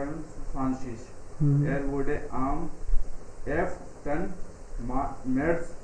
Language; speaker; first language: German; non-native, learner; Hindi